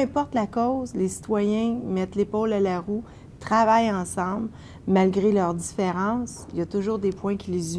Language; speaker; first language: French; native; French